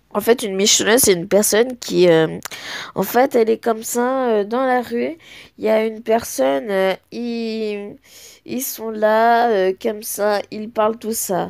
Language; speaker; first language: French; native; French